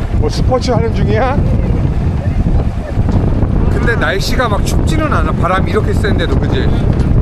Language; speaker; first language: Korean; native; Korean